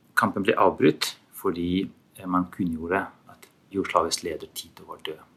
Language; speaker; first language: Norwegian; non-native, fluent; Albanian